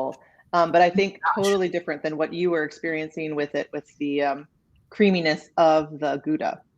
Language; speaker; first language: English; native; English